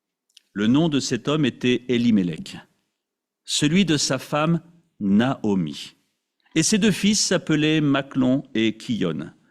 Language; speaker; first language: French; native; French